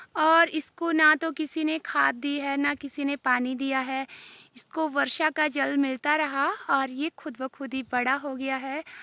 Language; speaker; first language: Hindi; native; Hindi